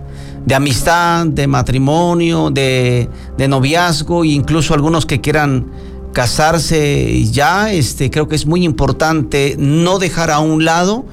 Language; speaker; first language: Spanish; non-native, local second language; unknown